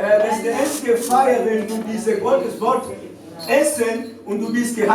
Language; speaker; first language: German; non-native, learner; French